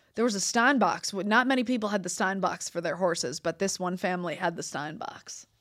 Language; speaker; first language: English; native; English